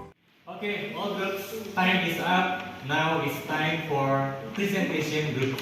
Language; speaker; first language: English; non-native, learner; Indonesian